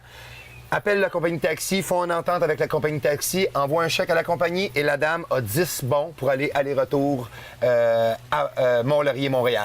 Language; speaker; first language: French; native; French